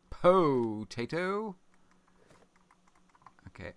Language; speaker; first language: English; native; English